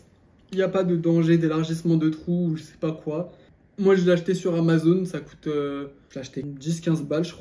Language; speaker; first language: French; native; French